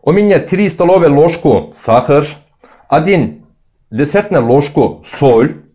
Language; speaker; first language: Russian; non-native, learner; Turkish